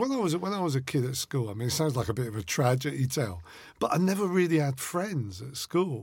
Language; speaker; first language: English; native; English